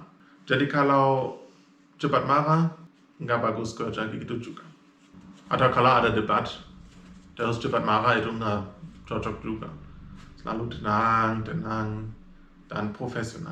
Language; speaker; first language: Indonesian; non-native, fluent; German